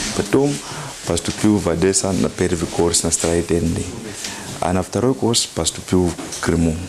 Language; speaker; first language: Russian; non-native, learner; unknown